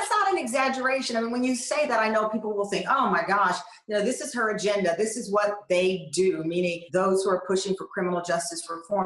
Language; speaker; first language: English; native; English